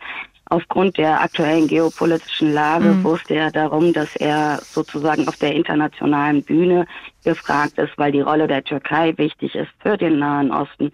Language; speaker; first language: German; early bilingual, other home language; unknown